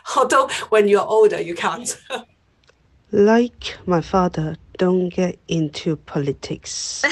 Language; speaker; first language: English; non-native, local second language; Cantonese